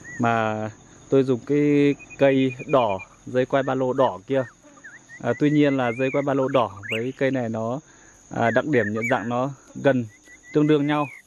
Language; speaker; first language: Vietnamese; non-native, local second language; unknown